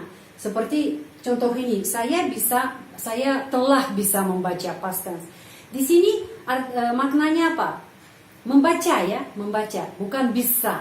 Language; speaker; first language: Indonesian; non-native, fluent; Russian